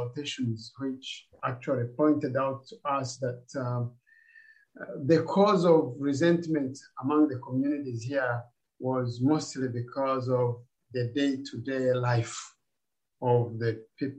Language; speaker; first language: English; non-native, local second language; Kinyarwanda